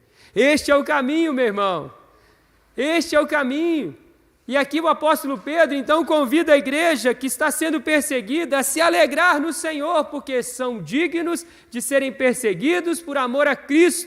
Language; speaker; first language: Portuguese; native; Portuguese